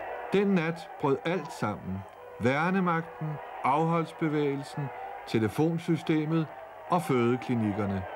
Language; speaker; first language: Danish; native; Danish